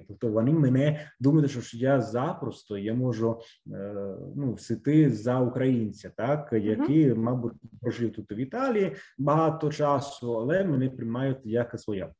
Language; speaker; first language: Ukrainian; non-native, fluent; Italian